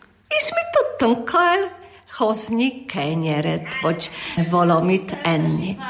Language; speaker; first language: Hungarian; non-native, learner; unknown